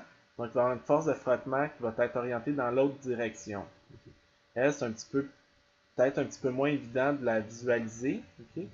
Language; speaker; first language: French; native; French